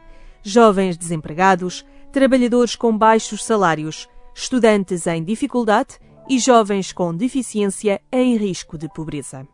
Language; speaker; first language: Portuguese; native; Portuguese